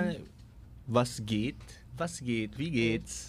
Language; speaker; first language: German; non-native, learner; Filipino